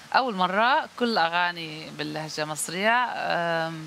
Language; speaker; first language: Arabic; non-native, learner; Dutch